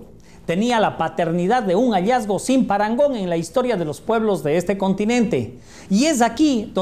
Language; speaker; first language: Spanish; native; Spanish